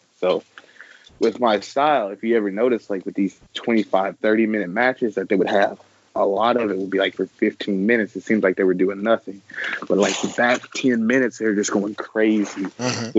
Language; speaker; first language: English; native; English